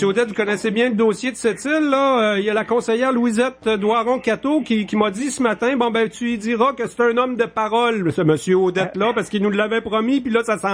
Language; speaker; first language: French; native; French